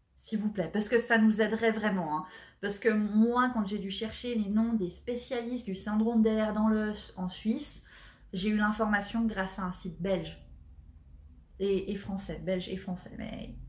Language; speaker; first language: French; native; French